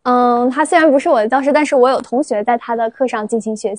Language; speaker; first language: Chinese; native; Chinese